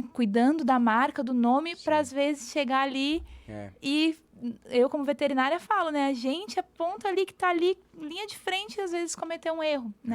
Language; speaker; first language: Portuguese; native; Portuguese